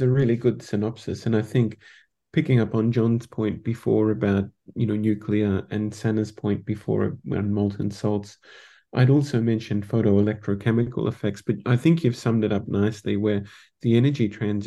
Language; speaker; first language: English; native; English